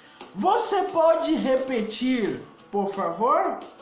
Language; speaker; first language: Portuguese; non-native, learner; Haitian Creole